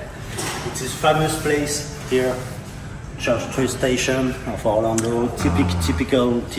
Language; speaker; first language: English; non-native, learner; French